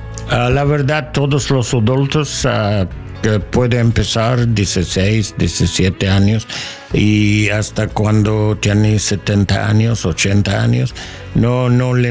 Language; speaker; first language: Spanish; non-native, learner; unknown